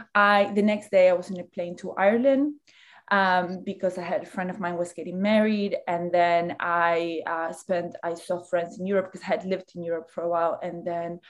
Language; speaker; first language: English; early bilingual, other home language; Spanish